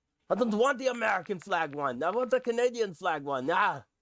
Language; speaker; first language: English; native; English